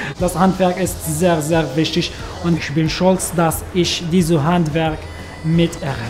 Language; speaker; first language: German; non-native, learner; Arabic